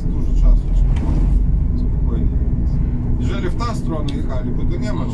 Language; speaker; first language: Polish; non-native, learner; Russian